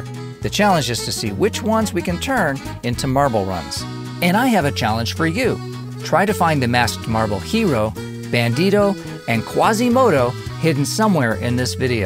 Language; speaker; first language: English; native; English